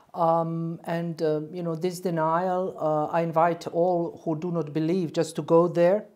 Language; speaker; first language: English; non-native, fluent; Bosnian